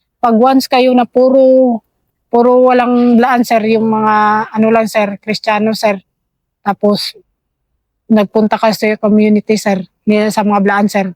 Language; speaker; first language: Filipino; non-native, local second language; Cebuano